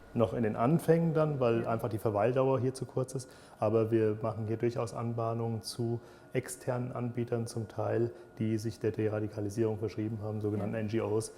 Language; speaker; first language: German; native; German